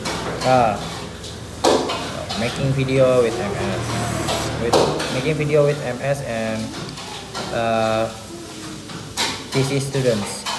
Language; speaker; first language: English; non-native, learner; Indonesian